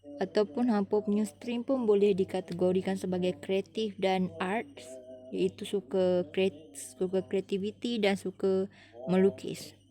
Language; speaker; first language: Malay; native; Malay